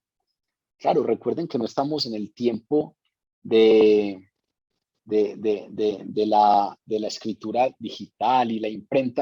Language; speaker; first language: Spanish; native; Spanish